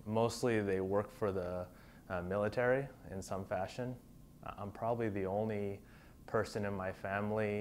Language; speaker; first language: English; native; English